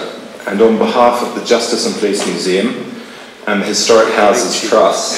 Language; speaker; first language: English; native; English